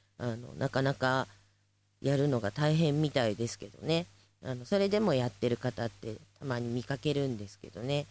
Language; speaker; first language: Japanese; native; Japanese